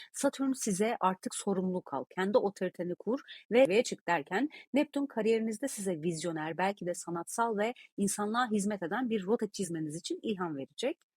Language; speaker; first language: Turkish; native; Turkish